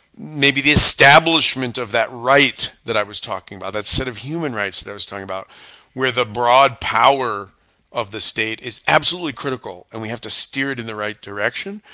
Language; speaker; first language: English; native; English